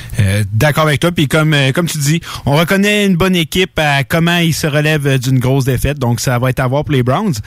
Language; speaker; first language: French; native; French